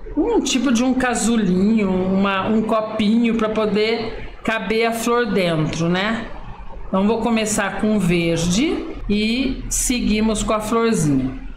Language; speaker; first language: Portuguese; native; Portuguese